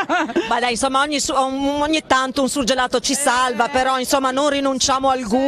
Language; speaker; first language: Italian; native; Italian